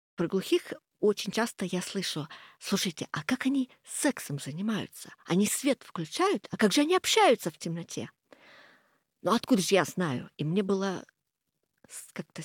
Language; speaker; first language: Russian; non-native, fluent; English